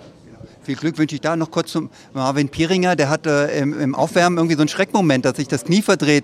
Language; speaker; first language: German; native; German